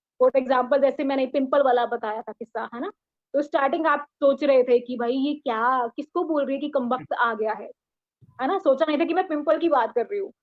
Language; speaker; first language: Hindi; native; Hindi